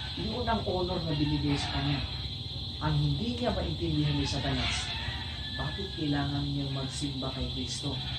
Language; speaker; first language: Filipino; non-native, local second language; Cebuano